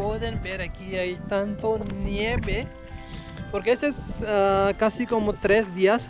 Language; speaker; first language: Spanish; non-native, learner; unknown